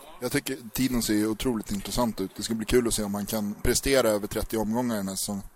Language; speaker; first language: Swedish; native; Swedish